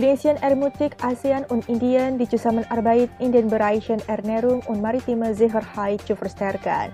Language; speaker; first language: German; non-native, fluent; Indonesian